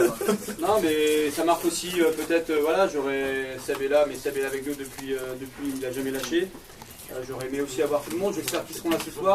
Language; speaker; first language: French; native; French